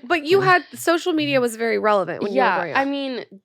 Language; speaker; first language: English; native; English